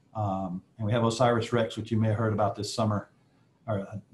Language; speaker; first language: English; native; English